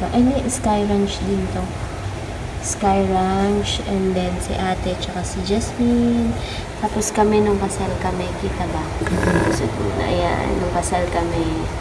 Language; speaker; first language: Filipino; native; Filipino